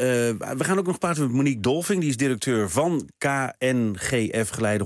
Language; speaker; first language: Dutch; native; Dutch